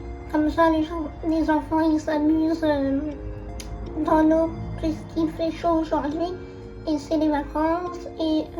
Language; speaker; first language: French; native; French